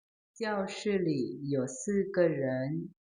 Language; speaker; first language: Chinese; non-native, learner; Lao